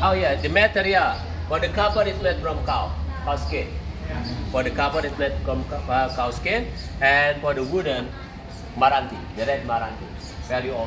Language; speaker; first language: English; non-native, fluent; Indonesian